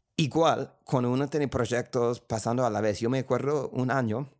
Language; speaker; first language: Spanish; non-native, fluent; English